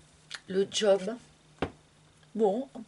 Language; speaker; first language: French; native; French